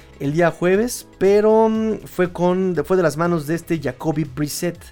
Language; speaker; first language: Spanish; native; Spanish